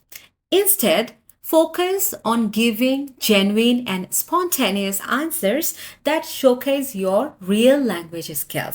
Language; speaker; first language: English; non-native, fluent; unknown